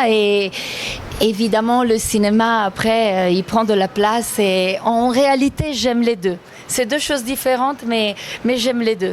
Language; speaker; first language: French; non-native, fluent; Italian